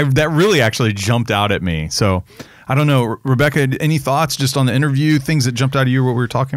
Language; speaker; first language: English; native; English